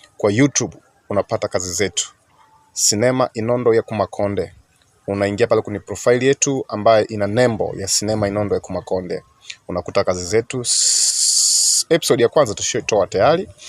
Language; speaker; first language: Swahili; non-native, local second language; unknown